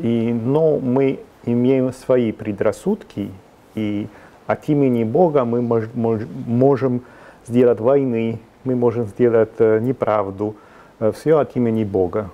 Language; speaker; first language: Russian; non-native, fluent; Italian